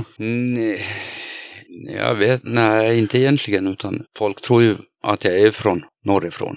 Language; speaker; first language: Swedish; native; Swedish